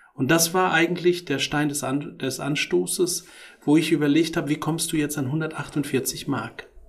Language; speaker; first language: German; early bilingual, other home language; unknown